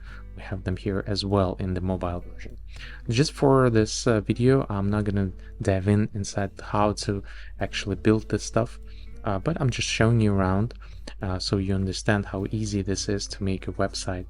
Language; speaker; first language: English; non-native, fluent; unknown